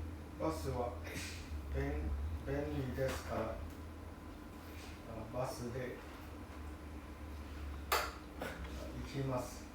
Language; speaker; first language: Japanese; non-native, learner; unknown